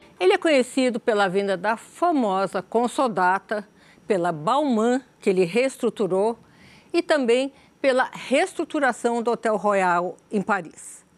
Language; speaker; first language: Portuguese; native; Portuguese